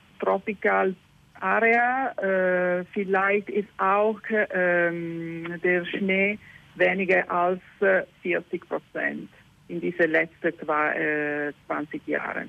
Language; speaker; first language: German; non-native, learner; Italian